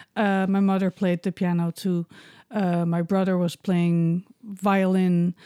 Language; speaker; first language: English; non-native, fluent; Dutch